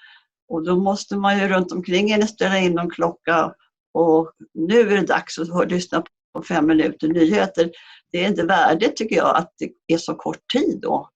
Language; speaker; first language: Swedish; native; Swedish